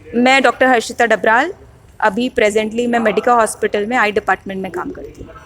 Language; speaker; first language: Hindi; native; Hindi